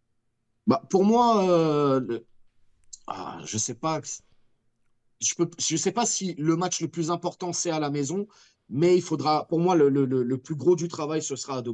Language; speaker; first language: French; native; French